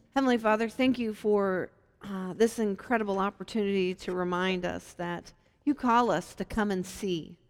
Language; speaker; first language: English; native; English